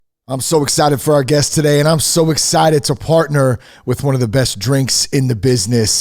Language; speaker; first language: English; native; English